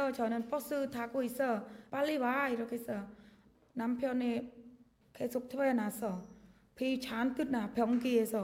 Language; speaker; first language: Korean; non-native, learner; Khmer